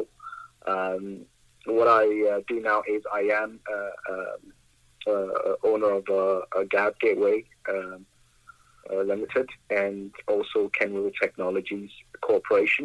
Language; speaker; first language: English; non-native, local second language; Akan